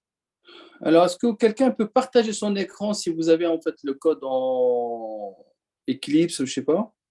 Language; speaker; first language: French; native; French